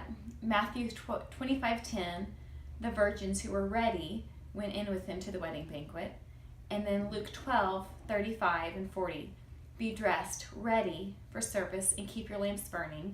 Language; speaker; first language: English; native; English